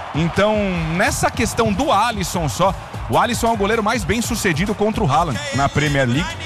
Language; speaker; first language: Portuguese; native; Portuguese